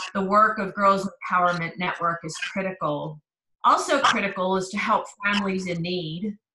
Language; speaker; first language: English; native; English